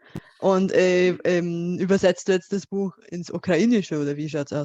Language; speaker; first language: German; non-native, fluent; Bulgarian